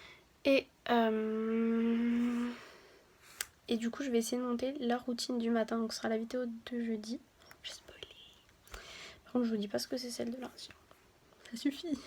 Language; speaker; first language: French; native; French